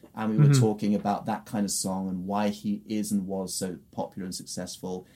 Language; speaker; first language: English; native; English